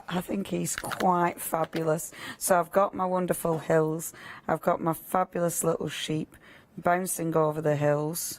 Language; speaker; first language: English; native; English